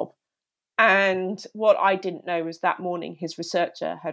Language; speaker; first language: English; native; English